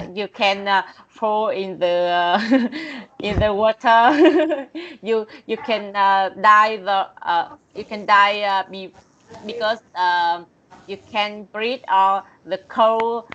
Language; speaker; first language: English; non-native, learner; Vietnamese